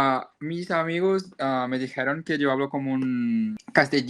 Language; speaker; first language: Spanish; non-native, fluent; Portuguese